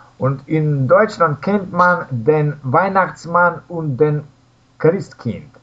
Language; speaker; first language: German; non-native, learner; Russian